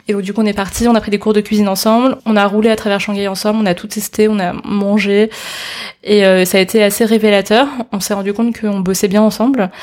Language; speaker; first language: French; early bilingual, other home language; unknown